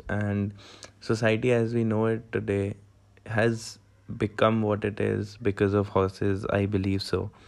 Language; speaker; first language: English; non-native, local second language; Hindi